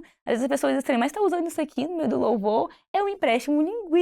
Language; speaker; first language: Portuguese; native; Portuguese